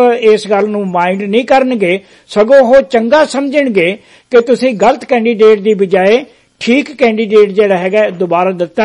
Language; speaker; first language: Punjabi; native; Punjabi